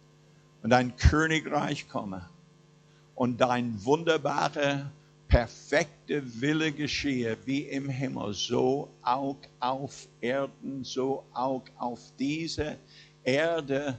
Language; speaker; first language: German; non-native, fluent; English